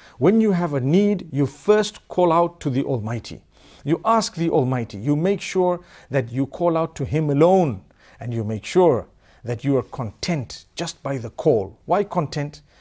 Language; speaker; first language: English; native; English